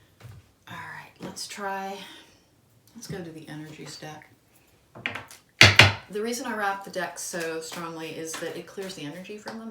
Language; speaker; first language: English; native; English